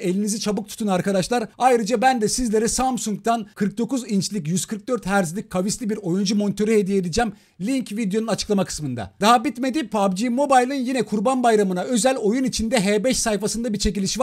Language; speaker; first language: Turkish; native; Turkish